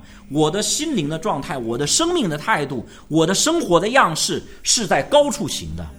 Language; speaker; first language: Chinese; native; Chinese